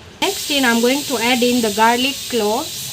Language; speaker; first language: English; non-native, local second language; Gujarati